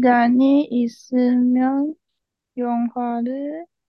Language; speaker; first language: Korean; non-native, learner; Chinese